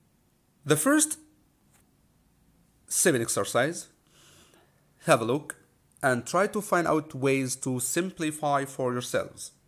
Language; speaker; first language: English; non-native, fluent; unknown